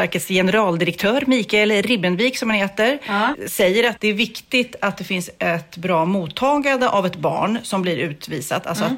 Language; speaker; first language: Swedish; native; Swedish